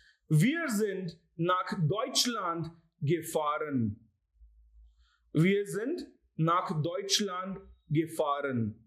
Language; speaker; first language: German; non-native, learner; Gujarati